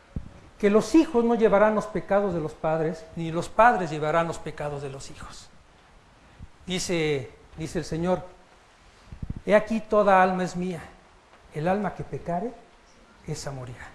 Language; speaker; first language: Spanish; native; Spanish